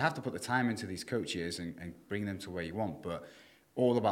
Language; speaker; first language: English; native; English